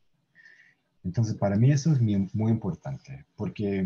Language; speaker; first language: Spanish; non-native, fluent; English